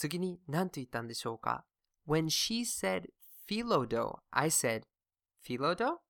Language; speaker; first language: Japanese; non-native, fluent; English